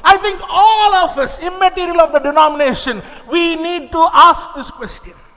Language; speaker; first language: English; non-native, local second language; Tamil